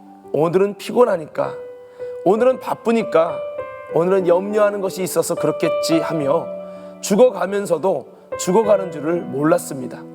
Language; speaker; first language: Korean; native; Korean